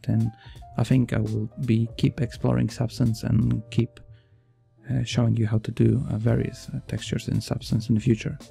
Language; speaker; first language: English; non-native, fluent; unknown